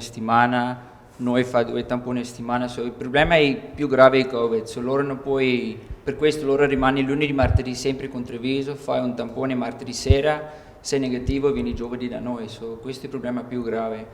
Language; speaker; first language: Italian; non-native, learner; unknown